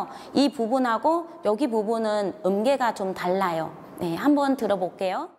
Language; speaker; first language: Korean; non-native, fluent; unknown